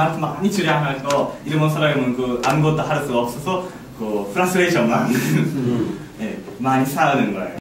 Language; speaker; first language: Korean; non-native, learner; Japanese